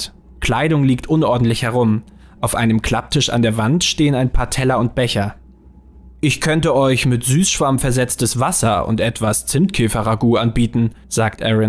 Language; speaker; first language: German; native; German